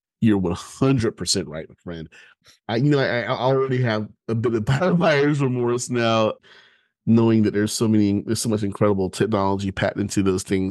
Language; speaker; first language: English; native; English